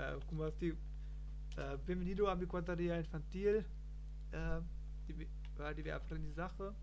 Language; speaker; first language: Spanish; non-native, learner; German